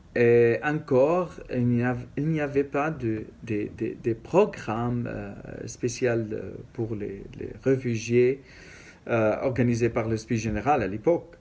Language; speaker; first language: French; non-native, learner; Arabic